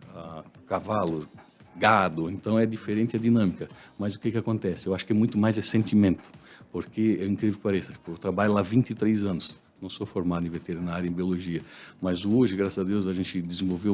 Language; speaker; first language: Portuguese; native; Portuguese